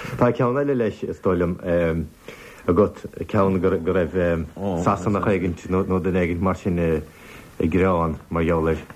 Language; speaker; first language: Irish; native; Irish